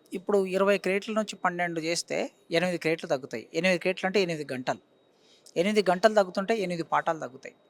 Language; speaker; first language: Telugu; native; Telugu